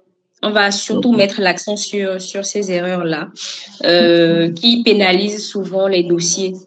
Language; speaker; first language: French; native; French